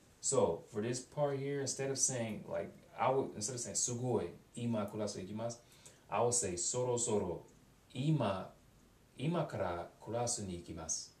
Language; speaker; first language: Japanese; non-native, learner; English